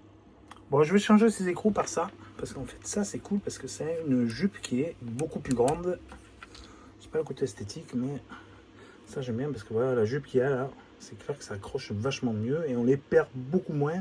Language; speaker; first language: French; native; French